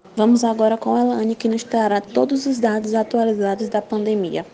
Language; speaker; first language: Portuguese; native; Portuguese